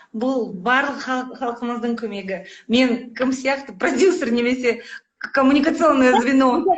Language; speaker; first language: Kazakh; non-native, local second language; Russian